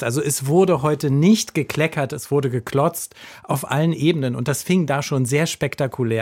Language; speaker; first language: German; native; German